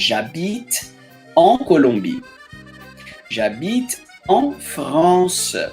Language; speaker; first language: French; non-native, fluent; Portuguese